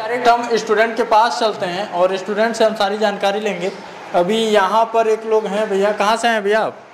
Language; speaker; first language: Hindi; native; Hindi